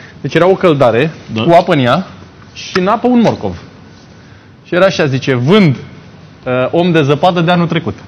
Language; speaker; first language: Romanian; native; Romanian